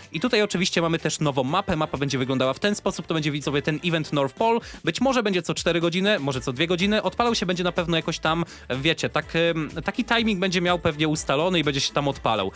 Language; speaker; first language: Polish; native; Polish